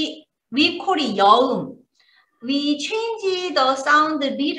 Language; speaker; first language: English; non-native, learner; Korean